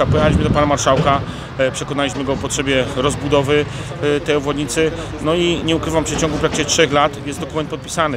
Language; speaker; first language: Polish; native; Polish